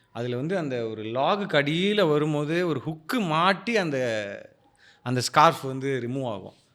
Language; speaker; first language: Tamil; native; Tamil